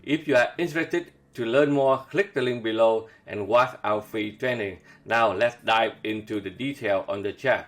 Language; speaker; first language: English; non-native, fluent; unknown